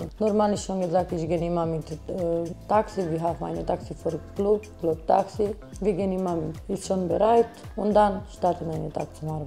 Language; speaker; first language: German; non-native, learner; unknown